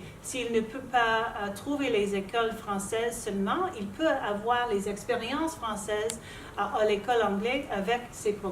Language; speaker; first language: French; non-native, local second language; English